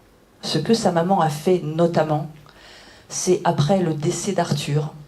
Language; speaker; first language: French; native; French